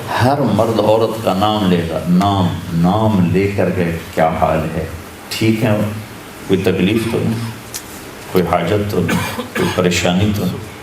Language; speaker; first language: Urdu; non-native, local second language; Punjabi